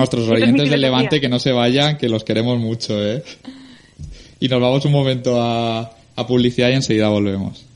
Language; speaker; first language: Spanish; native; Spanish